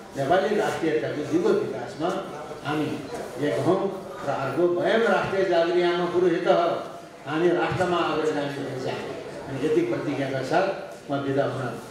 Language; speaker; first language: Nepali; native; Nepali